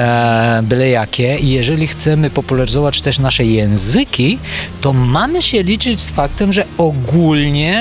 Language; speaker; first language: Polish; non-native, fluent; Bulgarian